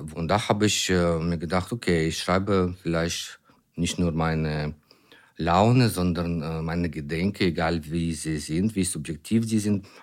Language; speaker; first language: German; non-native, fluent; Ukrainian